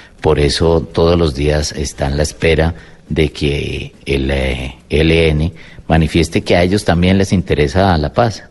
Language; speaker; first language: Spanish; native; Spanish